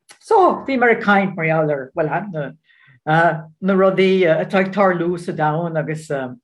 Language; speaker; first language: Irish; non-native, learner; Dutch